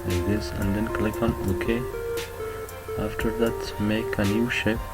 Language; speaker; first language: English; non-native, fluent; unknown